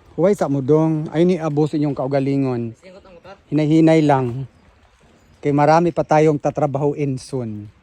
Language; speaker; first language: Filipino; non-native, local second language; Cebuano